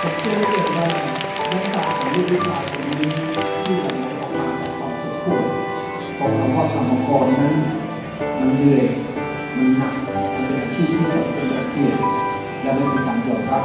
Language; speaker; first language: Thai; native; Thai